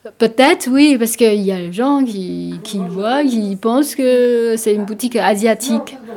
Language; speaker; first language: French; non-native, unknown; Min Nan Chinese